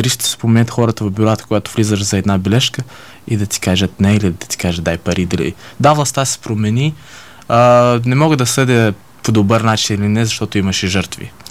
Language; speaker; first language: Bulgarian; early bilingual, heritage; Bulgarian